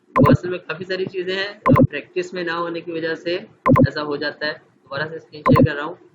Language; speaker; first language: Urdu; non-native, local second language; Punjabi